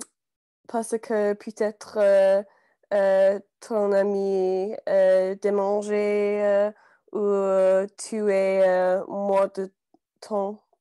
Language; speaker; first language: French; non-native, learner; English